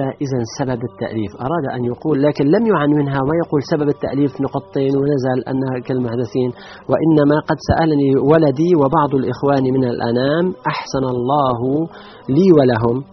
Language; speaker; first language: Arabic; native; Arabic